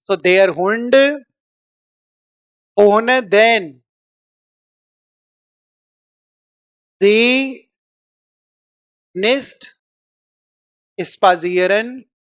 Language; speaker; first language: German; non-native, fluent; Hindi